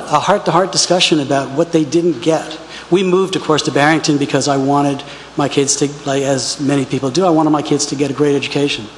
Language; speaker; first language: English; native; English